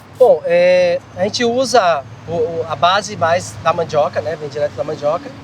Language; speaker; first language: Portuguese; native; Portuguese